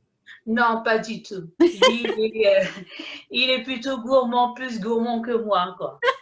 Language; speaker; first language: French; early bilingual, other home language; Haitian Creole